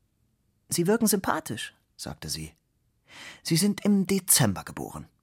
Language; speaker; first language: German; native; German